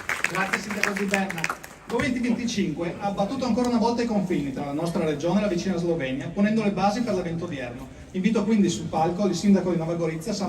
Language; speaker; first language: Italian; native; Italian